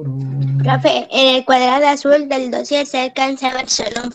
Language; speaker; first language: Spanish; native; Spanish